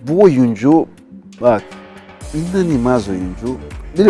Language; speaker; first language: Turkish; non-native, learner; Portuguese